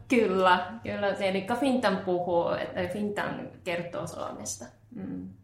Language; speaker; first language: Finnish; non-native, fluent; Japanese